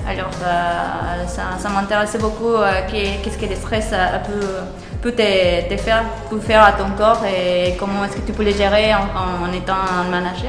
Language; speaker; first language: French; non-native, fluent; Spanish